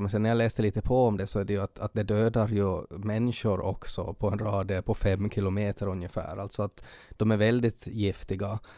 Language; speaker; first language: Swedish; native; Swedish